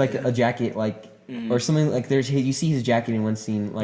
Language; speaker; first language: English; native; English